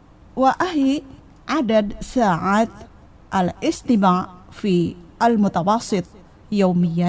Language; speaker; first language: Arabic; non-native, fluent; Indonesian